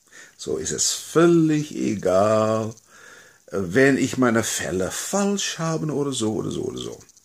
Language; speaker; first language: German; non-native, fluent; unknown